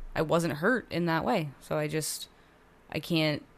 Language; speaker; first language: English; native; English